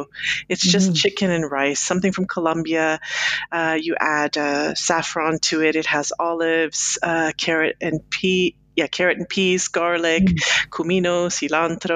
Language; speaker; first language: English; native; English